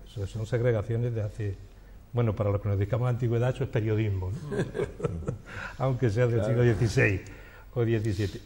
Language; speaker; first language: Spanish; native; Spanish